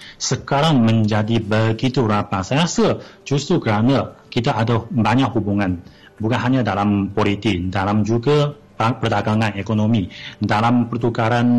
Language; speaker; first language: Malay; non-native, fluent; Chinese